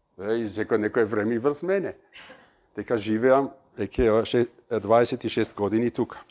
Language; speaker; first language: Macedonian; non-native, fluent; German